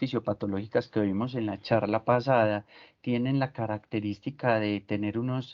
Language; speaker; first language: Spanish; native; Spanish